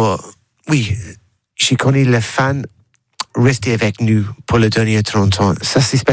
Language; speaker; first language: French; non-native, learner; English